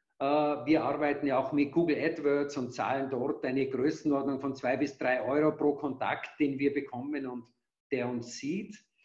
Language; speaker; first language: German; native; German